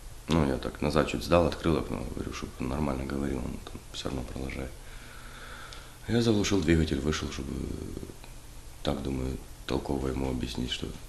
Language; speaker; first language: Russian; native; Russian